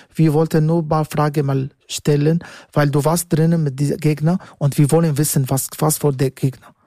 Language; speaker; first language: German; non-native, learner; Arabic